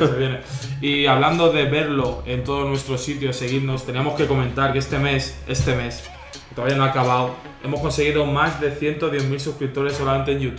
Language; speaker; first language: Spanish; native; Spanish